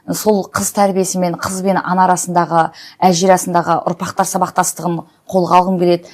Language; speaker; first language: Kazakh; native; Kazakh